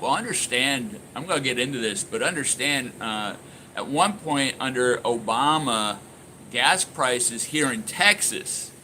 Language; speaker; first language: English; native; English